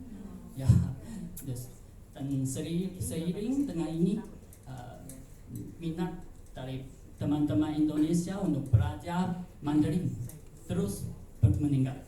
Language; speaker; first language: Indonesian; non-native, fluent; Chinese